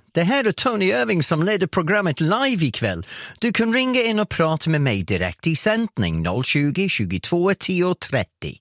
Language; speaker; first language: Swedish; non-native, fluent; English